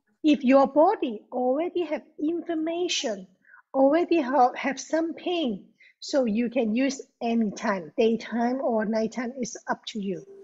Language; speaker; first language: English; non-native, local second language; Cantonese